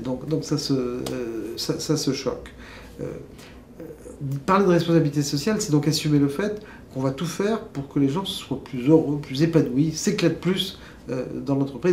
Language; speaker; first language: French; native; French